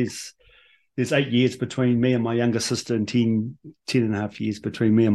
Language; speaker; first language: English; native; English